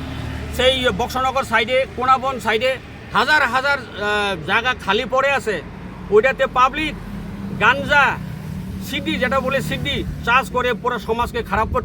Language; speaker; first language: Bangla; non-native, local second language; Kok Borok